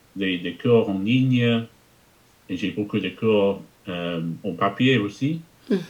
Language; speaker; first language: French; non-native, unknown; English